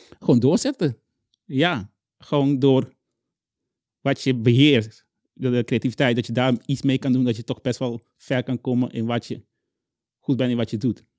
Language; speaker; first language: Dutch; non-native, local second language; Papiamento